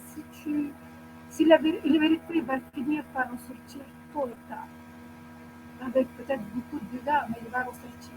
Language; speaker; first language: French; non-native, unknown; Ukrainian